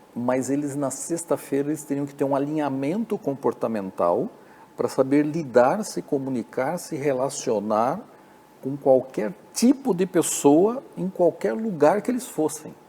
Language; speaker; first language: Portuguese; native; Portuguese